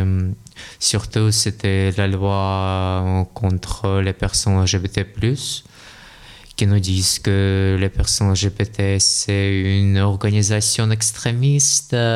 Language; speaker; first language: French; non-native, learner; Russian